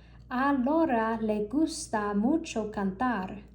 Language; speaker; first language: Spanish; non-native, learner; English